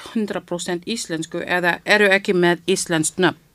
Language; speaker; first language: Icelandic; non-native, fluent; Filipino